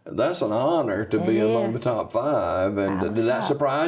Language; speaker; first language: English; native; English